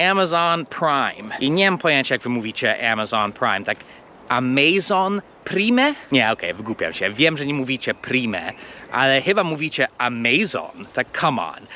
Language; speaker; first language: Polish; non-native, fluent; English